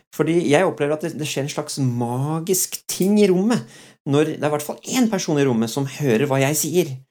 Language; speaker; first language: Norwegian; early bilingual, other home language; Dutch